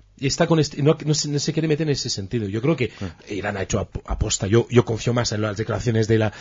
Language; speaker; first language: Spanish; non-native, fluent; French